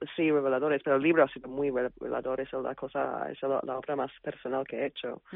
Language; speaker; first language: Spanish; non-native, fluent; English